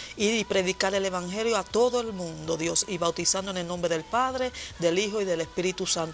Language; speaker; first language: Spanish; native; Spanish